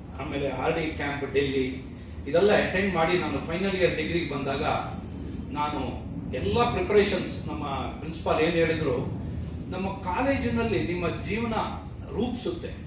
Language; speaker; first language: Kannada; non-native, local second language; Kodava